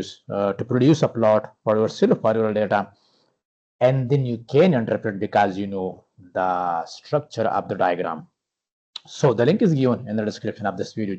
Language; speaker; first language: English; non-native, fluent; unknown